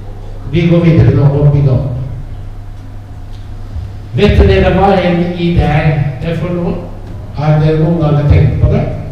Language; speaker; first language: Norwegian; non-native, fluent; Italian